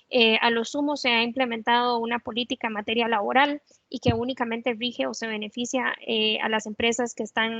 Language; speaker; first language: Spanish; native; Spanish